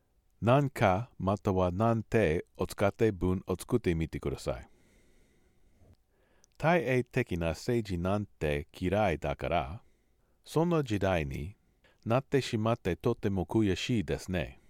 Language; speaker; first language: Japanese; non-native, learner; English